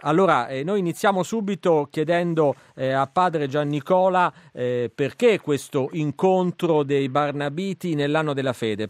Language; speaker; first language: Italian; native; Italian